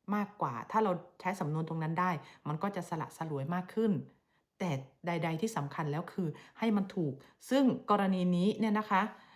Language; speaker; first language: Thai; native; Thai